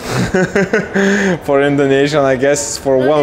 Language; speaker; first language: English; non-native, fluent; Lithuanian